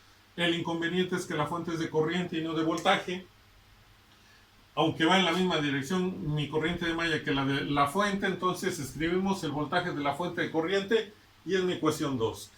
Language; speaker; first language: Spanish; native; Spanish